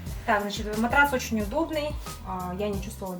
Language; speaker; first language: Russian; native; Russian